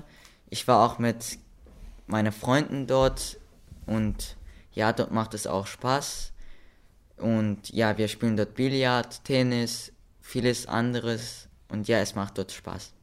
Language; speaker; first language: German; early bilingual, other home language; Russian